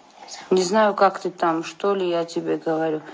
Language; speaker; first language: Russian; non-native, fluent; Armenian